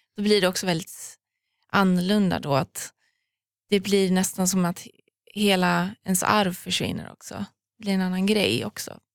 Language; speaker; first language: Swedish; early bilingual, other home language; Persian